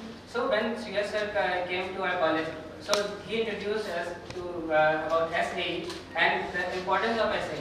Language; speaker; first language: English; non-native, local second language; Hindi